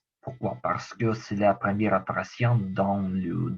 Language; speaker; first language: French; non-native, learner; Ukrainian